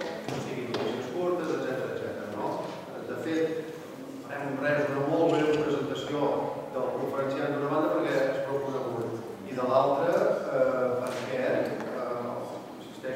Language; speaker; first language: Catalan; native; Catalan